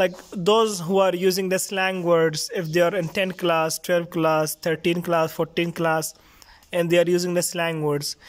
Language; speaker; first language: English; non-native, fluent; Urdu